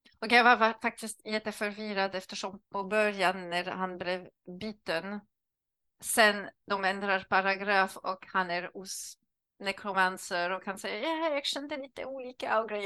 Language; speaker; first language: Swedish; non-native, learner; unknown